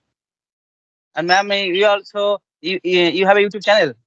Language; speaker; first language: English; non-native, learner; Bangla